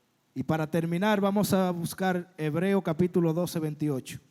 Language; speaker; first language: Spanish; native; Spanish